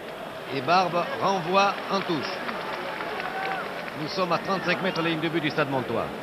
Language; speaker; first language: French; native; French